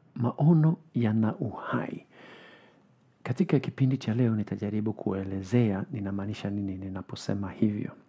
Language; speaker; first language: Swahili; non-native, fluent; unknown